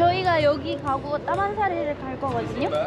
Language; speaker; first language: Korean; native; Korean